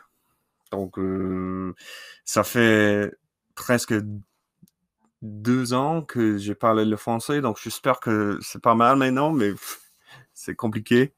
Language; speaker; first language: French; non-native, learner; English